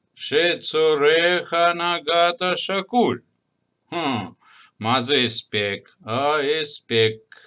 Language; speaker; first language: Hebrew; non-native, fluent; Russian